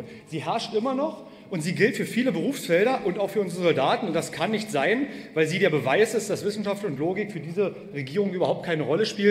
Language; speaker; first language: German; native; German